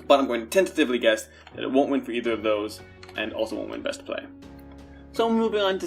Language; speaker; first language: English; native; English